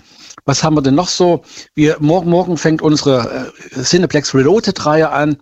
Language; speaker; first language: German; native; German